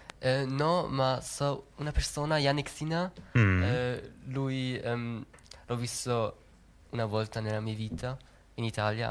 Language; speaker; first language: Italian; early bilingual, heritage; Italian